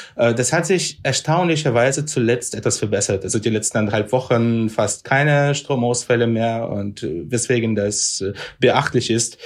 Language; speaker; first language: German; non-native, fluent; Russian